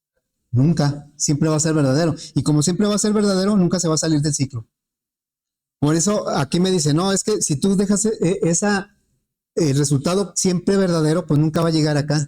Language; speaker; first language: Spanish; native; Spanish